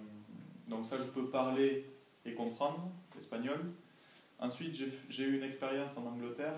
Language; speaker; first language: French; native; French